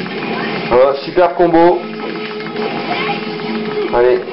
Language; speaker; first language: French; native; French